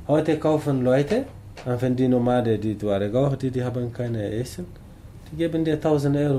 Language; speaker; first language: German; non-native, learner; Tamasheq